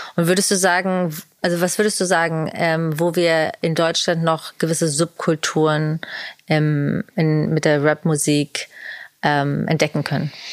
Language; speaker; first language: German; native; German